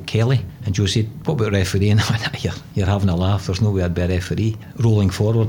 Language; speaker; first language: English; native; English